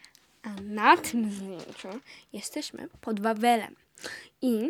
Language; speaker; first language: Polish; early bilingual, heritage; Polish